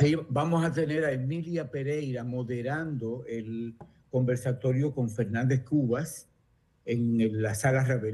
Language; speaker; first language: Spanish; native; Spanish